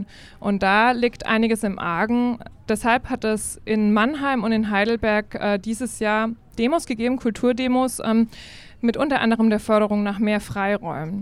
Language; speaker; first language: German; native; German